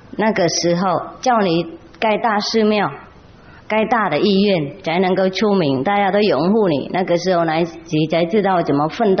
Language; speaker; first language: Chinese; non-native, fluent; Vietnamese